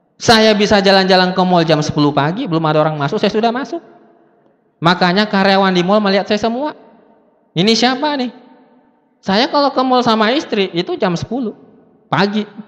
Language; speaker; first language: Indonesian; non-native, local second language; Buginese